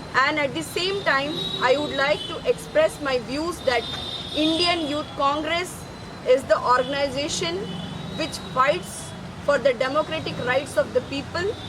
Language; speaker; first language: English; non-native, local second language; Telugu